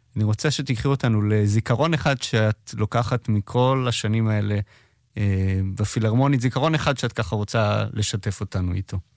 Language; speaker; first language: Hebrew; native; Hebrew